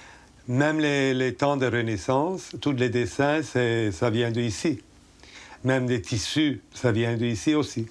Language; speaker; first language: French; non-native, fluent; Turkish